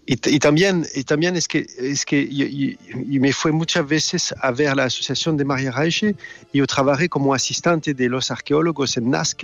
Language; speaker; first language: Spanish; non-native, learner; French